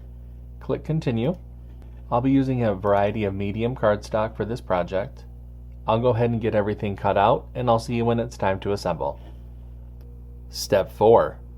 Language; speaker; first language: English; native; English